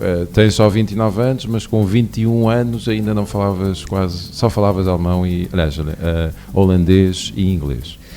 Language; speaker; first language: Portuguese; non-native, local second language; Kabuverdianu